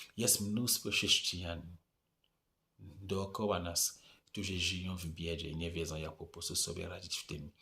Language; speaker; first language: Polish; non-native, fluent; French